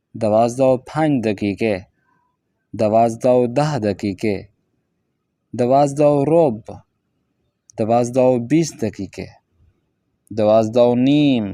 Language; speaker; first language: Persian; non-native, fluent; Urdu